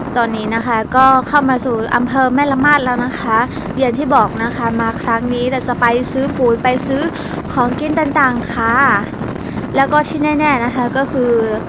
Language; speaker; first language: Thai; non-native, local second language; S'gaw Karen